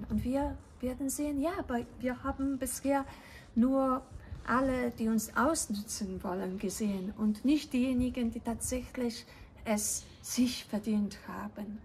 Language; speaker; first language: German; non-native, fluent; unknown